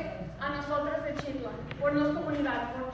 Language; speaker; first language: Spanish; early bilingual, other home language; English